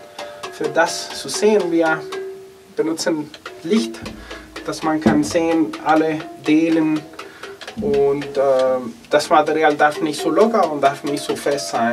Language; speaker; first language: German; non-native, fluent; Spanish